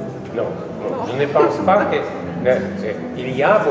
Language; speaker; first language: French; non-native, learner; Polish